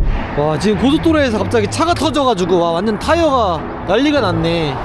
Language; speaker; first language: Korean; native; Korean